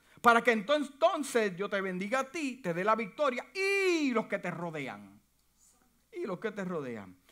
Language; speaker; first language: Spanish; native; Spanish